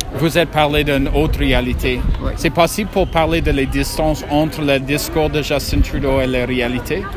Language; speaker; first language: French; non-native, learner; English